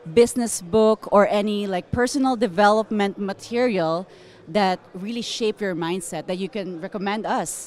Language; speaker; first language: English; non-native, local second language; Filipino